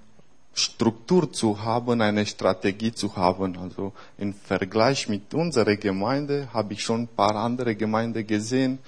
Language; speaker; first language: German; non-native, fluent; Romanian